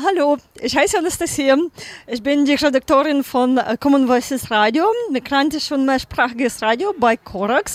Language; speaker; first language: German; non-native, learner; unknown